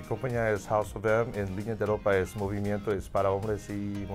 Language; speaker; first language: Spanish; non-native, learner; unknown